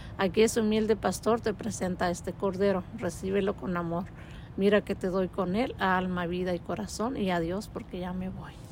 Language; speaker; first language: Spanish; native; Spanish